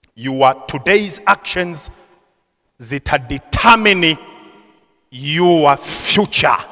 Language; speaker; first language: English; non-native, local second language; Swahili